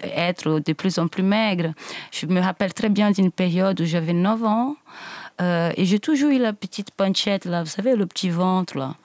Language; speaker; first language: French; non-native, fluent; Portuguese